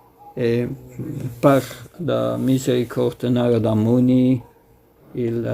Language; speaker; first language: French; non-native, fluent; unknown